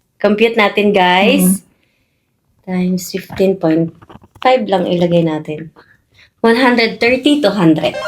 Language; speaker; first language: Filipino; native; Filipino